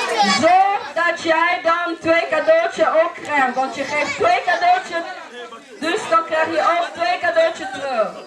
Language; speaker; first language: Dutch; non-native, fluent; Lingala